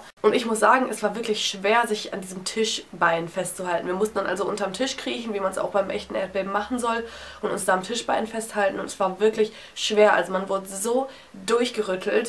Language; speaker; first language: German; native; German